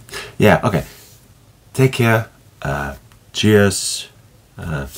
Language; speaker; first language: French; non-native, learner; Finnish